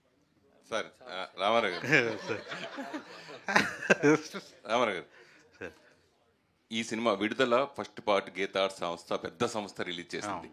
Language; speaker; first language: Telugu; native; Telugu